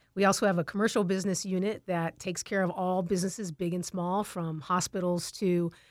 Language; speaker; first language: English; native; English